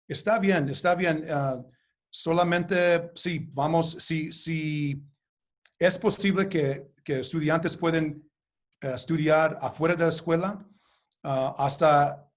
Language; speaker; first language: Spanish; early bilingual, heritage; Spanish